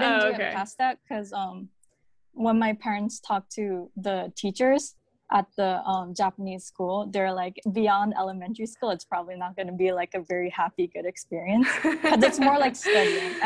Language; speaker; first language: English; early bilingual, other home language; Japanese